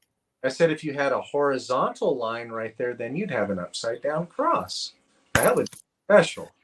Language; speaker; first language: English; native; English